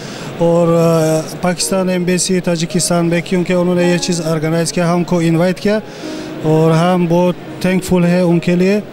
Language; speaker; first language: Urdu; non-native, fluent; Tajik